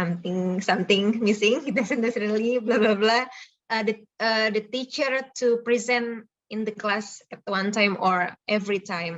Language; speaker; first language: English; non-native, fluent; Indonesian